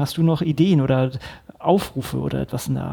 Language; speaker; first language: German; native; German